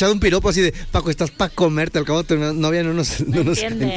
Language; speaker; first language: Spanish; native; Spanish